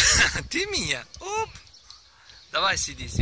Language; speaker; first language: Russian; non-native, learner; Turkish